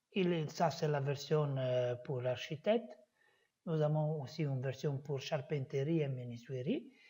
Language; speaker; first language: French; non-native, learner; Italian